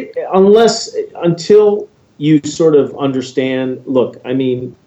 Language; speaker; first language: English; native; English